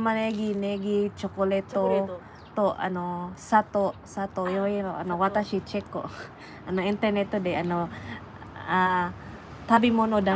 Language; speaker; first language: Japanese; non-native, learner; Waray